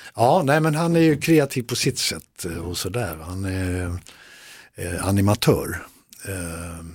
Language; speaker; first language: Swedish; native; Swedish